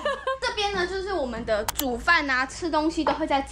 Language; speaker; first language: Chinese; native; Chinese